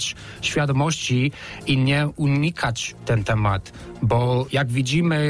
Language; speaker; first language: Polish; non-native, fluent; English